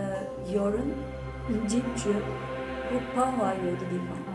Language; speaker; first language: Chinese; non-native, fluent; Turkish